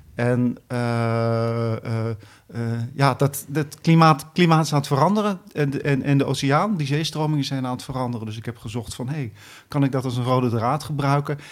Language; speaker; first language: Dutch; native; Dutch